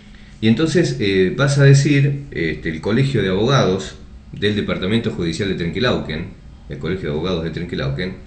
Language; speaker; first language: Spanish; native; Spanish